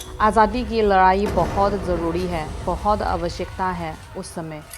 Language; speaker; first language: Hindi; non-native, fluent; Chinese